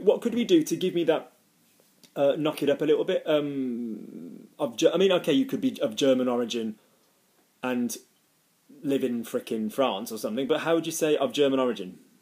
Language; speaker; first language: English; native; English